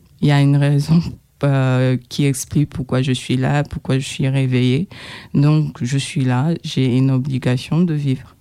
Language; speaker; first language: French; non-native, local second language; Kinyarwanda